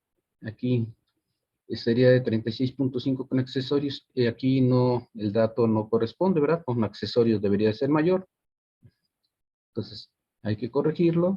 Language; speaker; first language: Spanish; native; Spanish